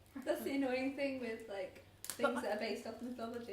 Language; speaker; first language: English; native; English